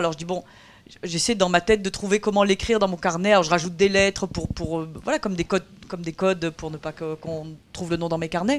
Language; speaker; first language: French; native; French